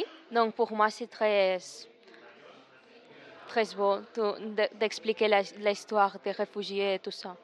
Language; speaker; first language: French; non-native, learner; Catalan